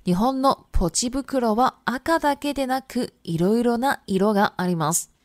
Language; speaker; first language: Japanese; non-native, fluent; Chinese